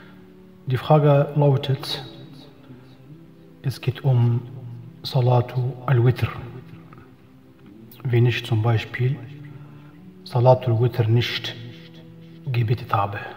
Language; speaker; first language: German; non-native, fluent; Arabic